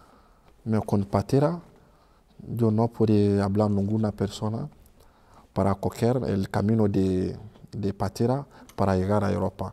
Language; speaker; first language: Spanish; non-native, learner; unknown